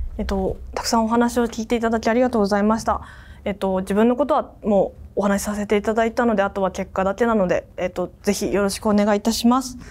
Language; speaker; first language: Japanese; native; Japanese